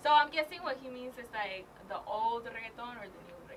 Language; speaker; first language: English; early bilingual, other home language; Spanish